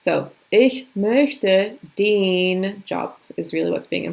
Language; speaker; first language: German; non-native, fluent; English